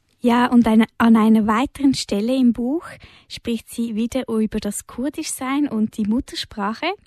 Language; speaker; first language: German; native; German